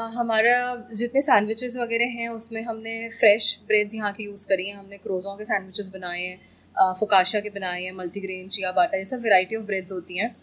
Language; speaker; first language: Hindi; native; Hindi